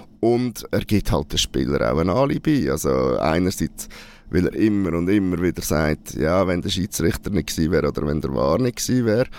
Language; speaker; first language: German; native; German